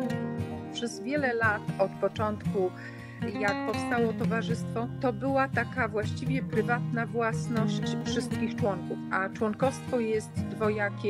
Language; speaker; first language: Polish; native; Polish